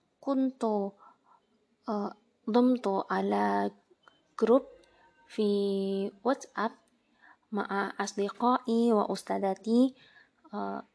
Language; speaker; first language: Arabic; non-native, learner; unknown